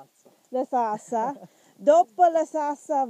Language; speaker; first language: Italian; non-native, learner; English